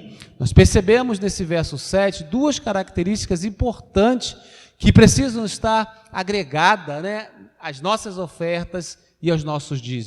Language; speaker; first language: Portuguese; native; Portuguese